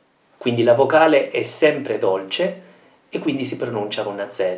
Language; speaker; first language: Italian; non-native, fluent; English